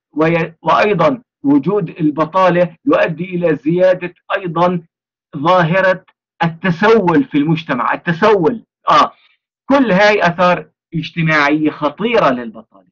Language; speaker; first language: Arabic; native; Arabic